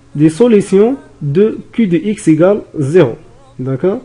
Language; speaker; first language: French; non-native, local second language; Arabic